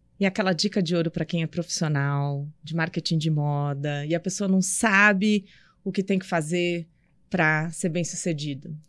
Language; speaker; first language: Portuguese; native; Portuguese